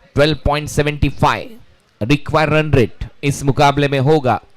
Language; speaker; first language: Hindi; non-native, local second language; Marathi